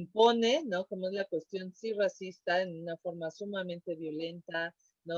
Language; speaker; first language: Spanish; native; Spanish